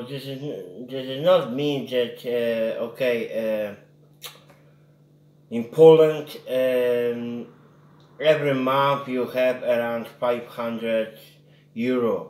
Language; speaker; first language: English; non-native, learner; Polish